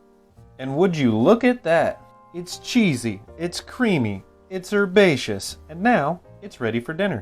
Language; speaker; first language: English; native; English